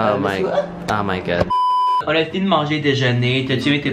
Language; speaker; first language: French; native; French